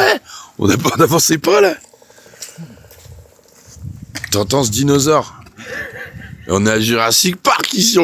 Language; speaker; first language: French; native; French